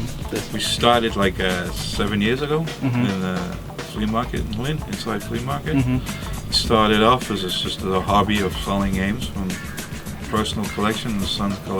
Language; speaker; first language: English; non-native, fluent; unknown